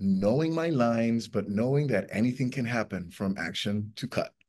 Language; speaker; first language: English; non-native, fluent; Spanish